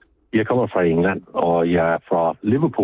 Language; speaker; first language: Danish; non-native, fluent; English